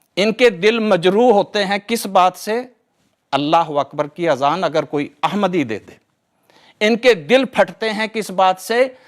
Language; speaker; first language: Urdu; non-native, local second language; Punjabi